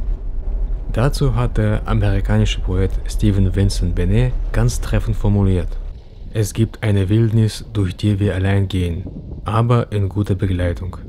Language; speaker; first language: German; early bilingual, other home language; Russian